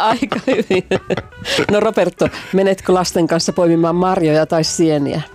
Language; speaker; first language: Finnish; native; Finnish